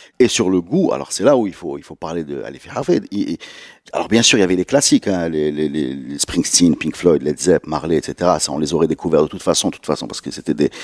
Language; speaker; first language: French; non-native, local second language; Arabic